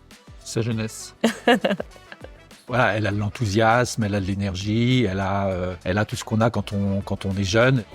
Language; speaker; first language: French; native; French